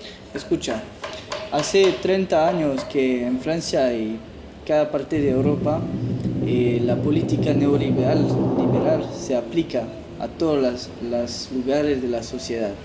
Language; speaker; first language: Spanish; non-native, fluent; French